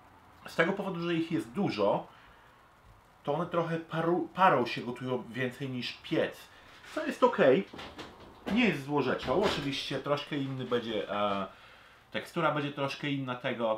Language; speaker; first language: Polish; early bilingual, heritage; Polish